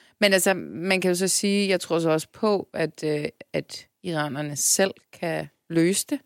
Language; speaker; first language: Danish; early bilingual, other home language; Turkish